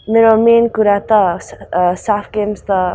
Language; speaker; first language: Nepali; early bilingual, heritage; Nepali